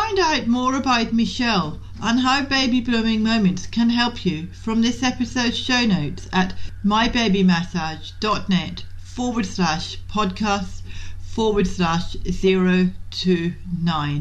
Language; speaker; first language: English; native; English